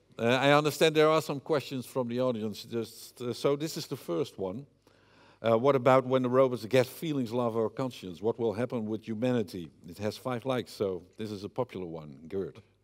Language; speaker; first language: English; non-native, fluent; Dutch